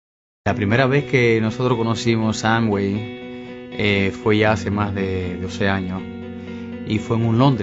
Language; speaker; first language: Spanish; native; Spanish